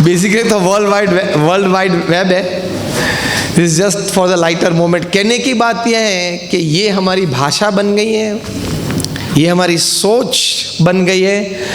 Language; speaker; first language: Hindi; non-native, local second language; Gujarati